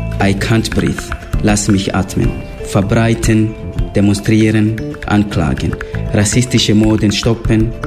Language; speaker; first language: German; non-native, fluent; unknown